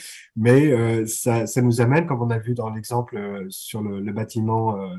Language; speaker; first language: French; native; French